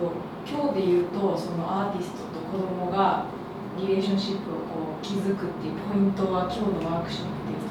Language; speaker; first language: Japanese; native; Japanese